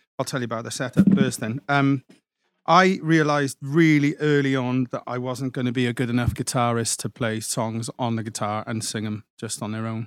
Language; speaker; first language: English; native; English